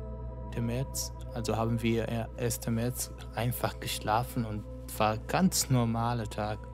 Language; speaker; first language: German; non-native, fluent; Arabic